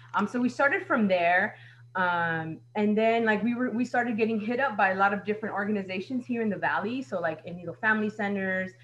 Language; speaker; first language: English; native; English